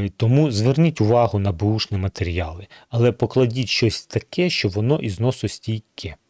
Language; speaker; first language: Ukrainian; non-native, local second language; Russian